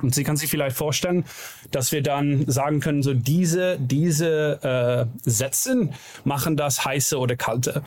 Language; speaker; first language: German; non-native, learner; Dutch